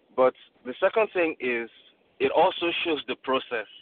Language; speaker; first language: English; non-native, local second language; Yoruba